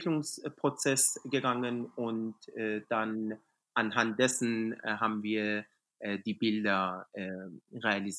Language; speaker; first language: German; non-native, fluent; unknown